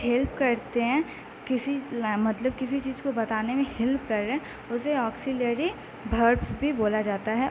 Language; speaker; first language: Hindi; native; Hindi